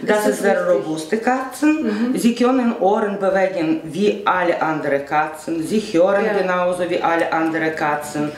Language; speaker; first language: German; non-native, learner; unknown